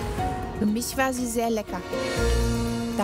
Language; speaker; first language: German; native; German